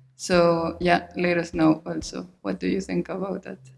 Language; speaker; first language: English; non-native, fluent; Spanish